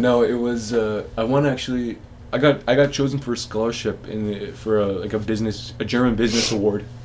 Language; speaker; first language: English; native; English